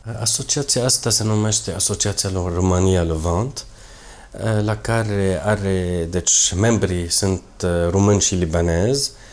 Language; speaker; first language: Romanian; non-native, fluent; Arabic